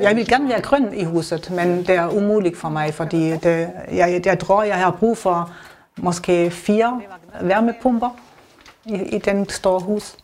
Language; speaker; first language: Danish; non-native, learner; German